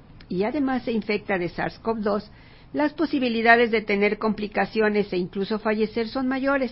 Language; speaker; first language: Spanish; native; Spanish